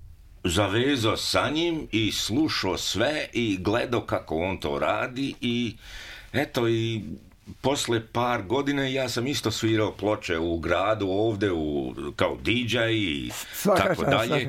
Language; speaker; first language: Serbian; early bilingual, heritage; Serbian